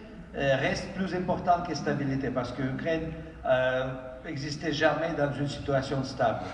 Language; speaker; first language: French; non-native, fluent; Ukrainian